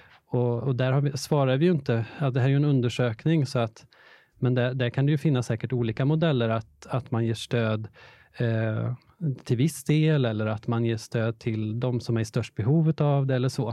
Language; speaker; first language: Swedish; native; Swedish